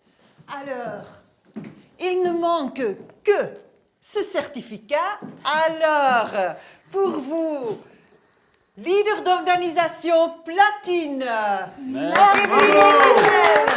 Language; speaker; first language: French; non-native, local second language; Dutch